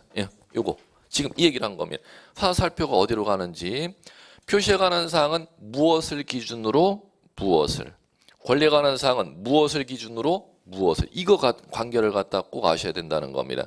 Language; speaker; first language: Korean; native; Korean